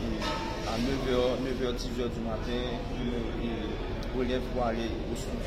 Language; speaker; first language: French; non-native, learner; Haitian Creole